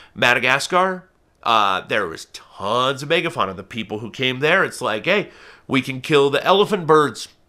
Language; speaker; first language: English; native; English